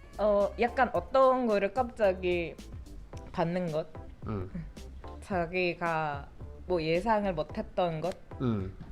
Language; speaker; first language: Korean; non-native, fluent; Indonesian